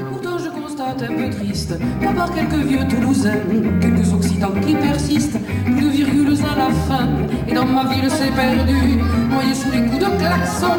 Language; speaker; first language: French; native; French